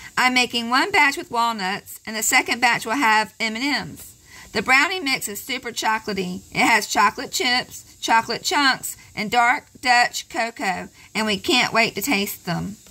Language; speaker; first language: English; native; English